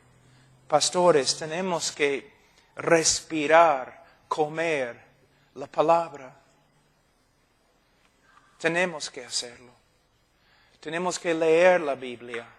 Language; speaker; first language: Spanish; non-native, fluent; English